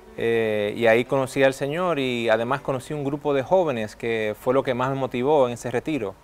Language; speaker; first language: Spanish; early bilingual, heritage; Spanish